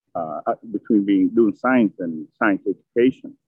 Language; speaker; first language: English; early bilingual, other home language; Vietnamese